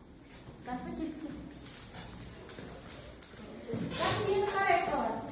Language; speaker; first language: Turkish; non-native, learner; Kazakh